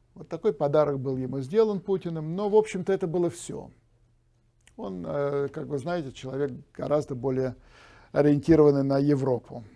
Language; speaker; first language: Russian; native; Russian